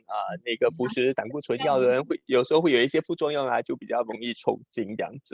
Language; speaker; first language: Chinese; native; Chinese